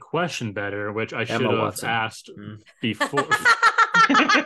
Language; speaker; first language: English; native; English